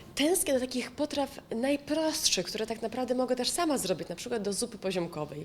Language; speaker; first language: Polish; native; Polish